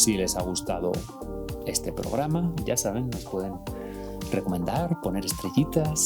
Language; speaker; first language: Spanish; native; Spanish